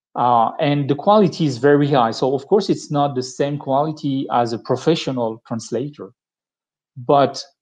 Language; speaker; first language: English; non-native, fluent; French